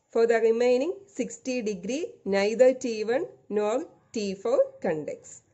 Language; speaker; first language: English; non-native, local second language; Malayalam